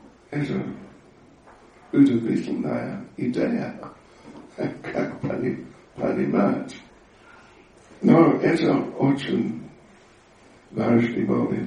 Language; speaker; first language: Russian; non-native, learner; English